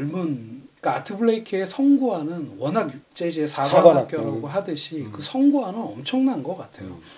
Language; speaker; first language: Korean; native; Korean